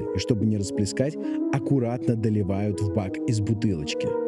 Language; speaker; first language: Russian; native; Russian